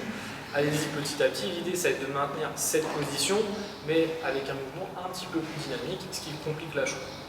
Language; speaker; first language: French; native; French